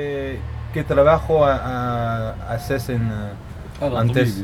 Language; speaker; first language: Spanish; non-native, learner; French